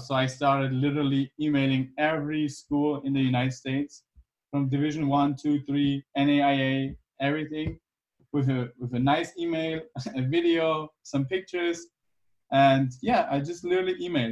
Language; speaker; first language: English; non-native, fluent; German